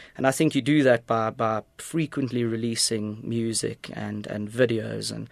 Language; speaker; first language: English; native; English